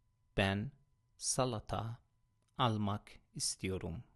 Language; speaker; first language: Turkish; non-native, fluent; Persian